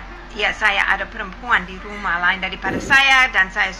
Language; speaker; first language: Indonesian; non-native, fluent; English